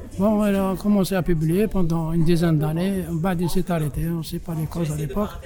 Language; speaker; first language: French; non-native, local second language; Arabic